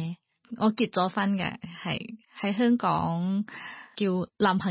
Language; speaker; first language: Cantonese; non-native, learner; Thai